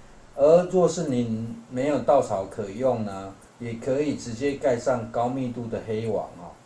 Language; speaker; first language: Chinese; native; Chinese